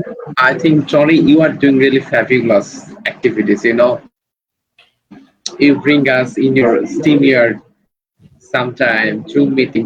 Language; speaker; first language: English; non-native, learner; Bangla